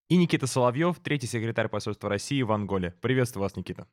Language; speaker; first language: Russian; native; Russian